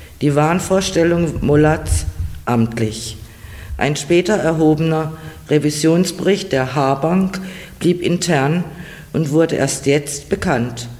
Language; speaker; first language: German; native; German